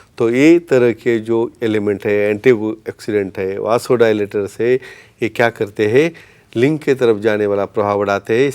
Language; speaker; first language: Hindi; non-native, local second language; Marathi